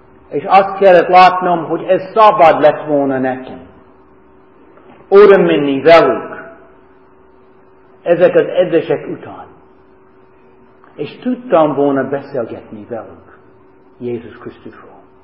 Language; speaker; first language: Hungarian; non-native, fluent; English